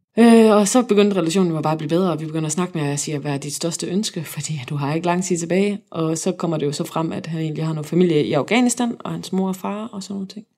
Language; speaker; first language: Danish; native; Danish